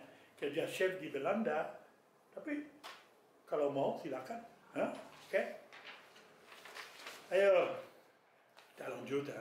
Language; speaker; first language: Indonesian; non-native, fluent; French